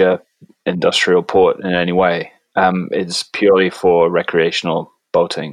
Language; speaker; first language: English; native; English